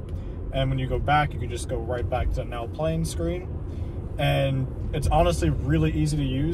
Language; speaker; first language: English; native; English